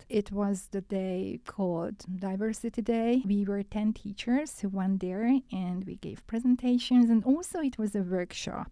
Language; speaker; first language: English; non-native, fluent; Hungarian